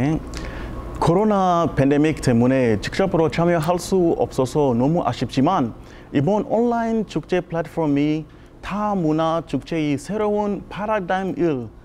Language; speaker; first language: Korean; non-native, fluent; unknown